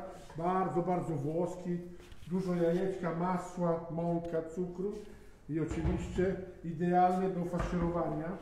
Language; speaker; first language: Polish; non-native, fluent; Italian